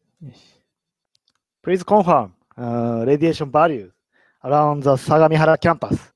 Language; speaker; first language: English; non-native, learner; Japanese